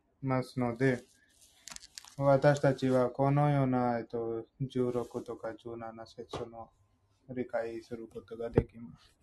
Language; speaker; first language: Japanese; non-native, fluent; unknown